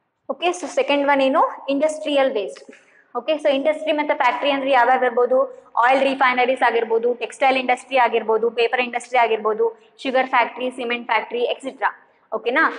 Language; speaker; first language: English; non-native, local second language; Kannada